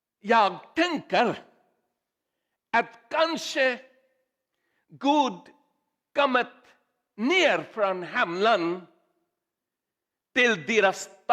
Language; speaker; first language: Swedish; non-native, learner; Urdu